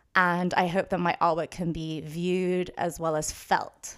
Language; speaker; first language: English; native; English